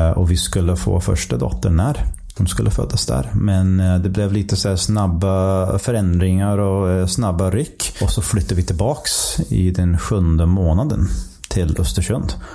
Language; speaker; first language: Swedish; non-native, fluent; English